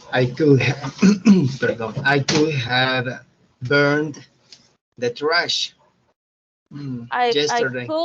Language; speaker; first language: English; non-native, learner; Spanish